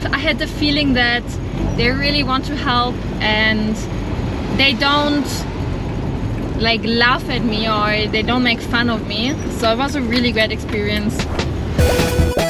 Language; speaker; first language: English; non-native, fluent; German